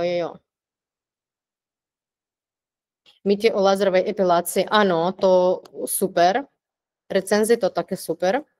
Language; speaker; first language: Czech; non-native, fluent; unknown